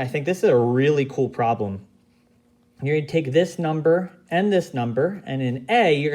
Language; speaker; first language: English; native; English